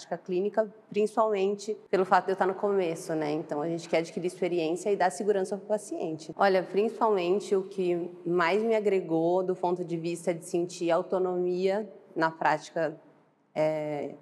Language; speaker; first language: Portuguese; native; Portuguese